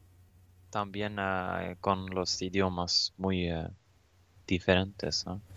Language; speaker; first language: Spanish; non-native, learner; Swedish